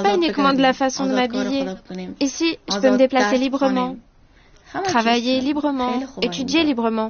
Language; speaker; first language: French; non-native, fluent; Persian